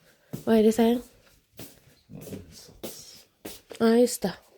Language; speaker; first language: Swedish; non-native, learner; Indonesian